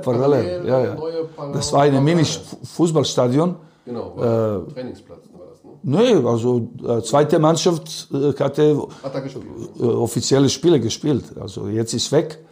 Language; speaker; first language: German; non-native, learner; Serbian